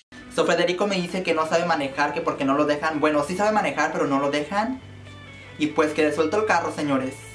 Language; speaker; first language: Spanish; early bilingual, heritage; Spanish